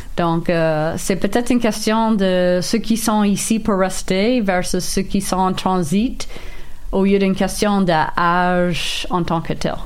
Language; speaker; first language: French; non-native, local second language; English